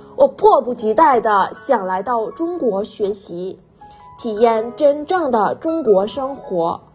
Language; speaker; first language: Chinese; non-native, fluent; Vietnamese